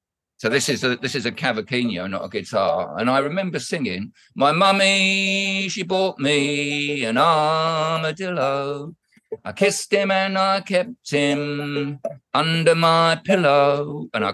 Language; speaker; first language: English; native; English